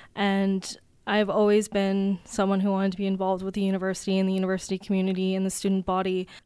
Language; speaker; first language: English; native; English